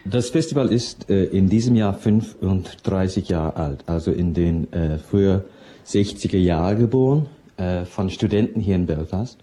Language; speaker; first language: German; non-native, fluent; English